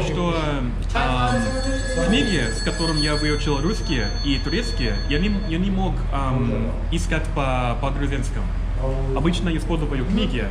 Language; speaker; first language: Russian; non-native, learner; English